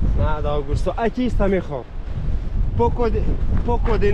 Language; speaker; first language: Spanish; non-native, learner; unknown